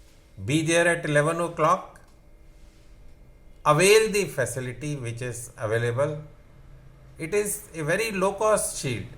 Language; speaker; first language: English; non-native, local second language; Hindi